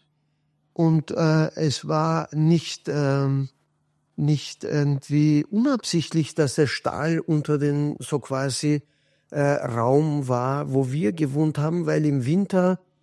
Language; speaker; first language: German; non-native, fluent; Kurdish